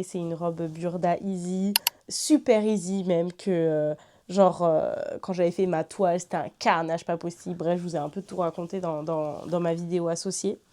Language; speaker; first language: French; native; French